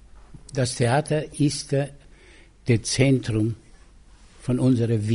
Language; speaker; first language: German; non-native, fluent; Italian